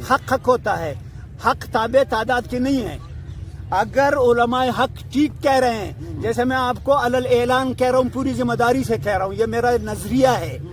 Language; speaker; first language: Urdu; non-native, local second language; Pashto